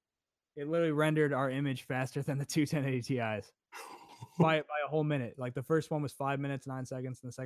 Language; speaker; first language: English; native; English